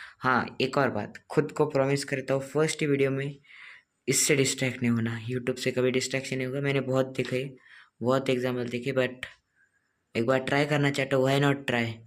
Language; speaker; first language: Hindi; non-native, local second language; Marathi